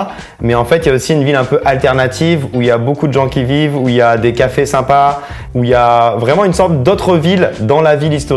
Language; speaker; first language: French; native; French